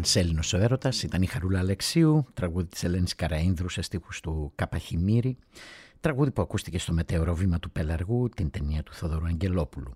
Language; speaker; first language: Greek; native; Greek